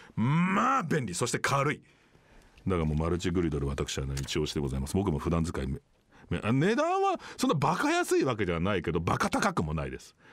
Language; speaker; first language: Japanese; native; Japanese